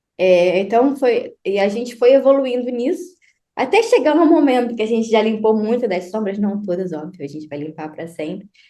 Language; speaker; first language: Portuguese; native; Portuguese